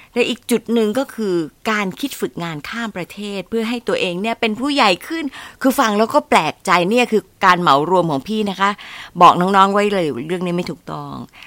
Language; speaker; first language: Thai; native; Thai